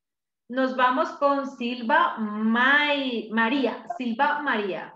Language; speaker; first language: Spanish; native; Spanish